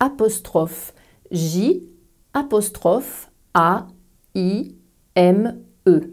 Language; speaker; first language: French; native; French